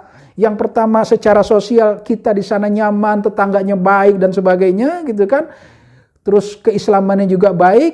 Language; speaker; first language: Indonesian; native; Indonesian